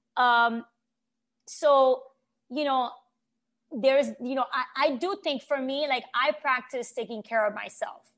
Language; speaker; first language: English; non-native, fluent; Haitian Creole